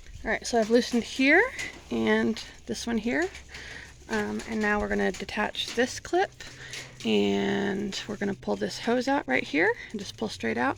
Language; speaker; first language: English; native; English